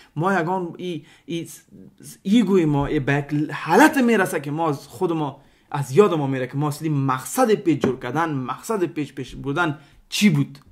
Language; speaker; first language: Persian; non-native, local second language; Pashto